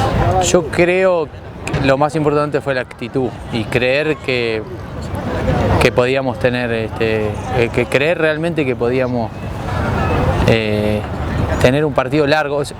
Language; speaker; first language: Spanish; native; Spanish